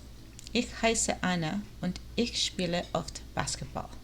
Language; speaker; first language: German; non-native, learner; English